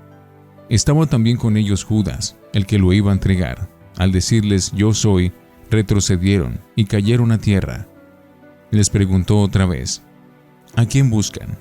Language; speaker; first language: Spanish; native; Spanish